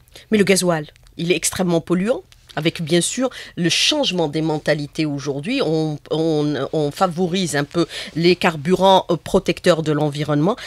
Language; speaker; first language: French; non-native, local second language; Arabic